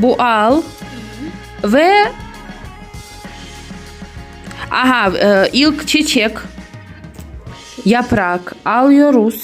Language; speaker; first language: Turkish; non-native, learner; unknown